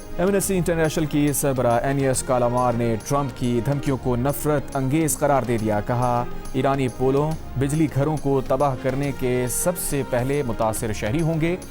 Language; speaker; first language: Urdu; native; Urdu